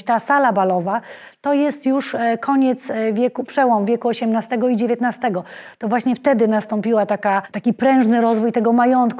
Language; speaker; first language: Polish; native; Polish